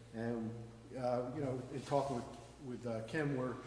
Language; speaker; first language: English; native; English